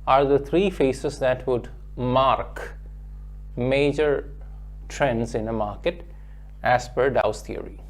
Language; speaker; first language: English; non-native, local second language; Malayalam